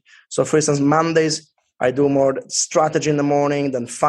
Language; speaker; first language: English; non-native, fluent; Italian